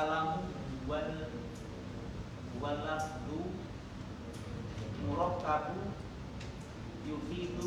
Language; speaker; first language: Arabic; non-native, learner; Indonesian